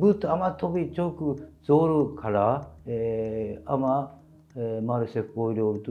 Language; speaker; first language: Turkish; non-native, fluent; Japanese